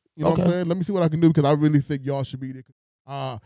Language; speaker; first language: English; native; English